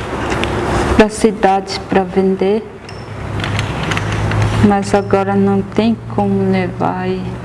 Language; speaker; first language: Portuguese; non-native, local second language; Guarani